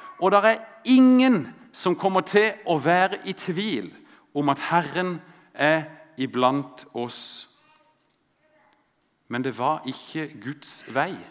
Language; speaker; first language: Norwegian; native; Norwegian